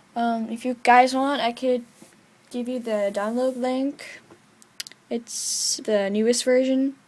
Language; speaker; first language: English; non-native, fluent; Estonian